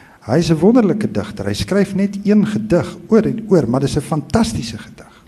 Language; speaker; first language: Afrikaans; native; Afrikaans